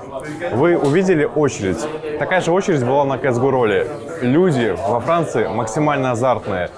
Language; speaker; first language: Russian; native; Russian